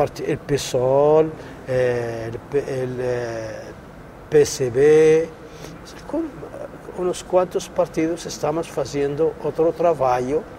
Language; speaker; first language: Spanish; non-native, local second language; Arabic